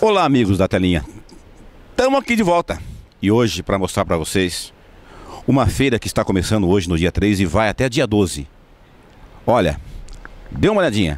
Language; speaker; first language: Portuguese; native; Portuguese